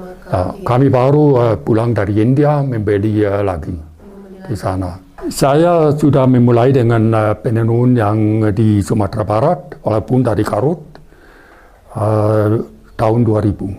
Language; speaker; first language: Indonesian; non-native, fluent; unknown